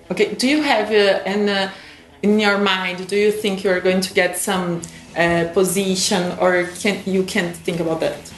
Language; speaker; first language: English; non-native, learner; Portuguese